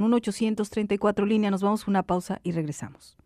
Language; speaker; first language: Spanish; native; Spanish